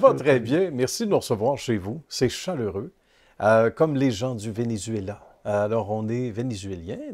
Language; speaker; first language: French; native; French